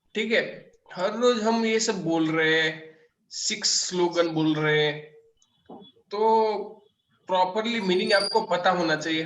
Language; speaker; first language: Hindi; non-native, local second language; Gujarati